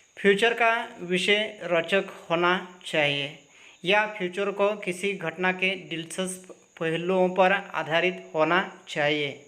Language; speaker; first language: Hindi; non-native, local second language; Marathi